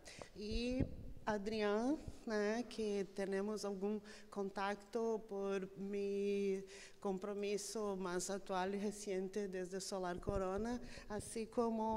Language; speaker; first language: Spanish; non-native, fluent; Portuguese